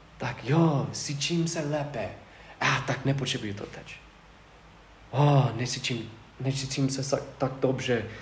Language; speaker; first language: Czech; non-native, fluent; English